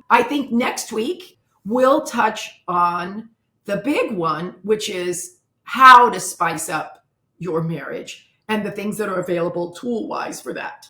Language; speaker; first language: English; native; English